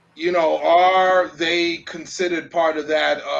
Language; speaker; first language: English; early bilingual, other home language; Spanish